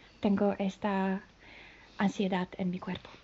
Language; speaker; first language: Spanish; non-native, fluent; French